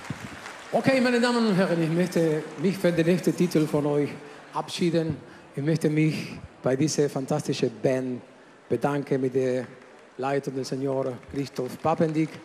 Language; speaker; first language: German; non-native, fluent; Spanish